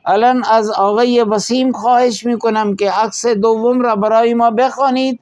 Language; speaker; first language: Persian; non-native, fluent; Urdu